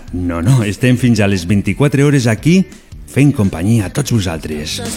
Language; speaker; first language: Catalan; non-native, local second language; Spanish